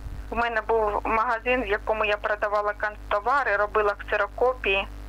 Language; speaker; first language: Ukrainian; non-native, local second language; Russian